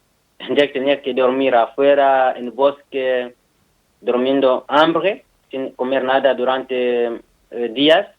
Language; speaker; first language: Spanish; non-native, fluent; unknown